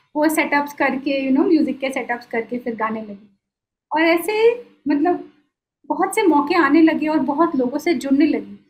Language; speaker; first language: Hindi; non-native, local second language; Bangla